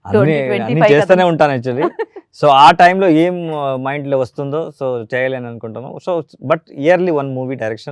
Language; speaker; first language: Telugu; non-native, learner; Kannada